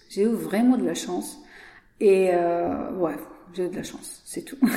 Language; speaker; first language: French; non-native, learner; Persian